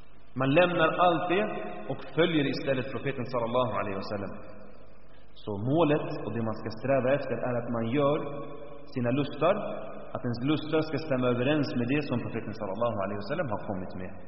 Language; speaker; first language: Swedish; early bilingual, other home language; Arabic